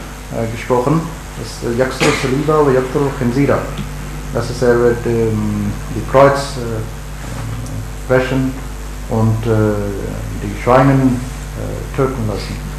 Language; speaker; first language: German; non-native, learner; Urdu